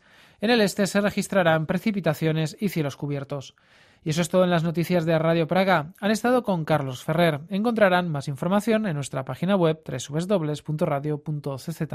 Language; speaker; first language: Spanish; native; Spanish